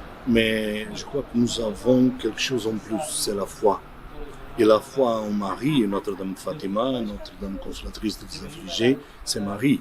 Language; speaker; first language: French; non-native, fluent; Portuguese